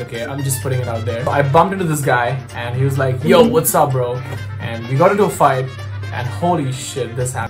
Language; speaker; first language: English; non-native, local second language; Marathi